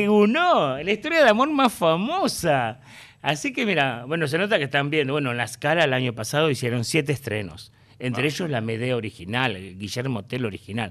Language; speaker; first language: Spanish; native; Spanish